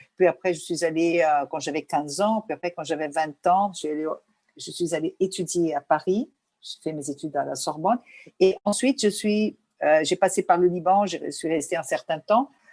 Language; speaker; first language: French; non-native, fluent; Portuguese